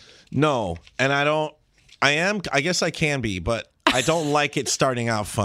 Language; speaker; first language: English; early bilingual, other home language; Spanish